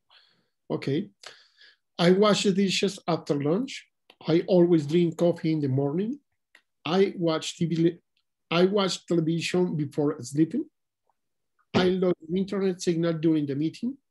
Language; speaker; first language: English; non-native, learner; Spanish